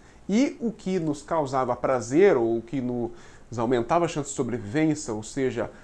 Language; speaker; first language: Portuguese; native; Portuguese